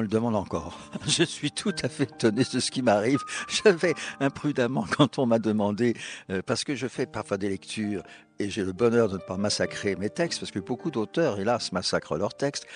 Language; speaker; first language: French; native; French